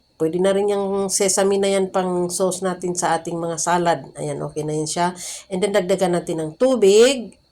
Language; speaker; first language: Filipino; native; Filipino